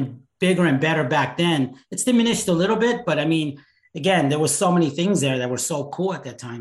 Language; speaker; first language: English; native; English